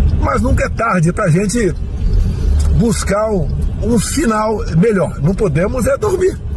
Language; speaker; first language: Portuguese; native; Portuguese